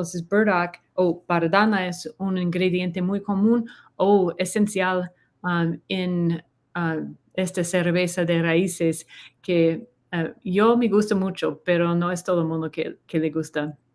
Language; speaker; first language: Spanish; non-native, learner; English